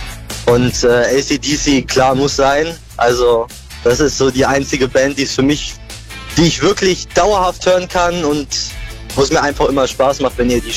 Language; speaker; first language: German; native; German